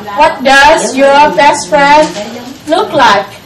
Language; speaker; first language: English; non-native, fluent; Vietnamese